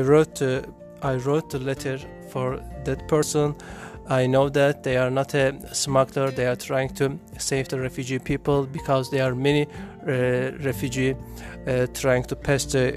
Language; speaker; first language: English; non-native, learner; Turkish